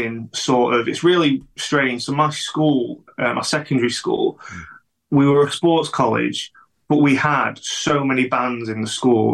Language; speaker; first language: English; native; English